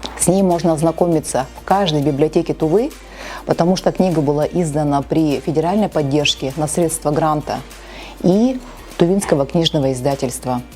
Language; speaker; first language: Russian; native; Russian